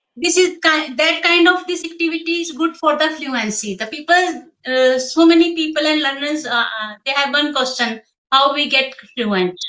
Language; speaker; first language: English; non-native, local second language; Hindi